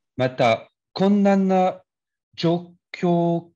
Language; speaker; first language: Japanese; non-native, learner; French